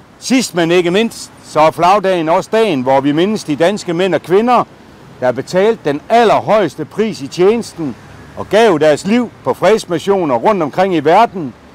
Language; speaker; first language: Danish; native; Danish